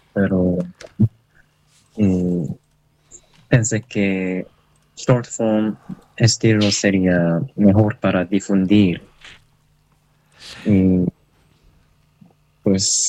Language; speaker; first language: Spanish; non-native, learner; Korean